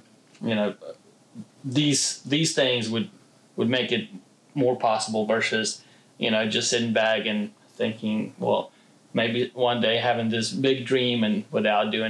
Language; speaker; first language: English; non-native, fluent; Ukrainian